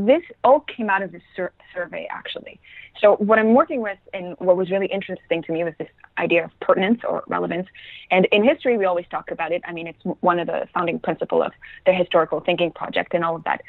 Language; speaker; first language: English; non-native, fluent; French